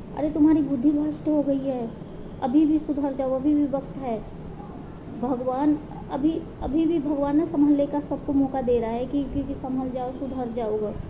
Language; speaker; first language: Hindi; native; Hindi